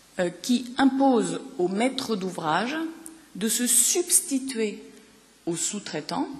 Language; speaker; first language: French; native; French